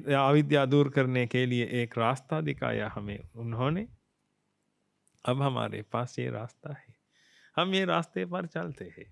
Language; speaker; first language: Hindi; non-native, fluent; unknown